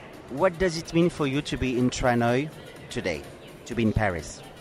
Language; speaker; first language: English; non-native, fluent; French